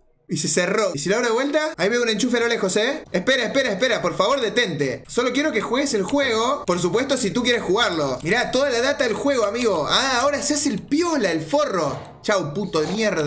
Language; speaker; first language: Spanish; native; Spanish